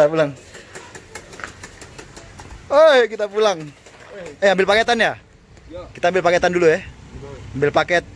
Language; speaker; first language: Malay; non-native, local second language; Javanese